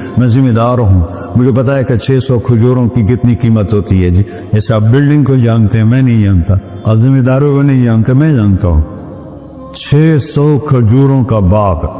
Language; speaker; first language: Urdu; non-native, local second language; Punjabi